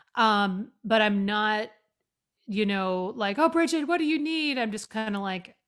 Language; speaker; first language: English; native; English